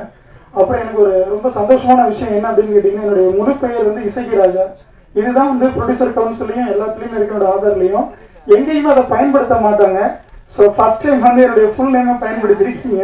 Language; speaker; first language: Tamil; native; Tamil